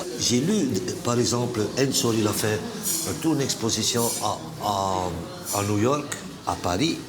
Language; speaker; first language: French; non-native, local second language; Dutch